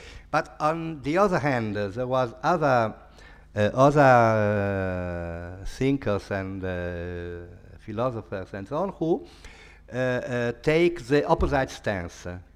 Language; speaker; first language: English; non-native, fluent; Italian